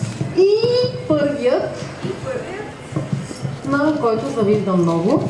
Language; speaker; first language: Bulgarian; native; Bulgarian